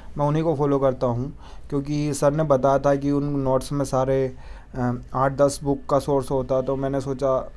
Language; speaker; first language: Hindi; native; Hindi